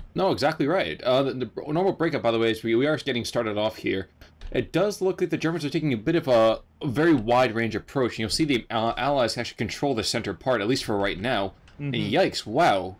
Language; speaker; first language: English; native; English